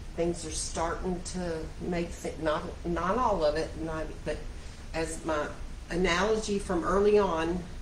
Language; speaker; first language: English; native; English